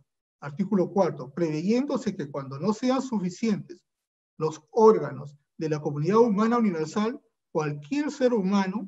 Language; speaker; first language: Spanish; native; Spanish